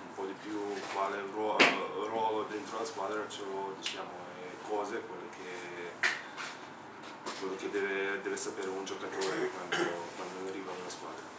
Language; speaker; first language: Italian; non-native, fluent; Slovenian